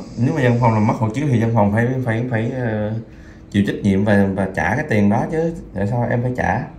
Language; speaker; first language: Vietnamese; native; Vietnamese